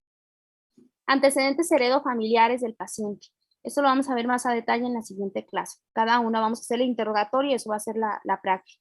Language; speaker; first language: Spanish; native; Spanish